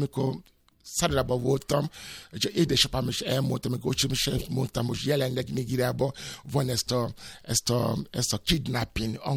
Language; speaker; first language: Hungarian; non-native, fluent; Yoruba